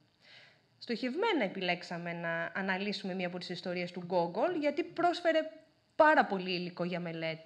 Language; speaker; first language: Greek; native; Greek